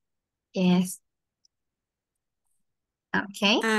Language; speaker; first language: English; non-native, learner; Vietnamese